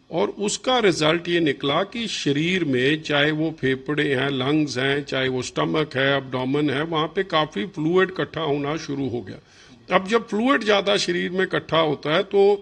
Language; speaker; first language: Hindi; non-native, local second language; Punjabi